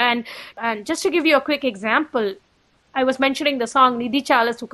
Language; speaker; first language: English; non-native, local second language; Tamil